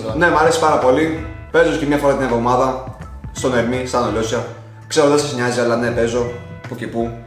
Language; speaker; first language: Greek; early bilingual, other home language; Russian